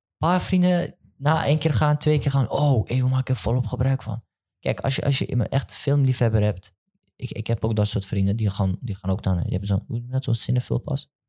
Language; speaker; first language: Dutch; early bilingual, other home language; Turkish